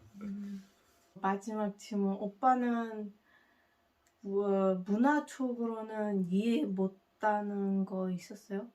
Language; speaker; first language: Korean; non-native, fluent; Kazakh